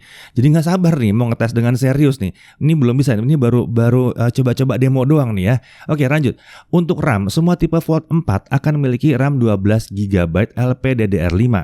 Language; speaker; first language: Indonesian; native; Indonesian